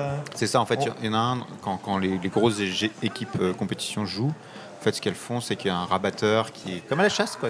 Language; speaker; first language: French; native; French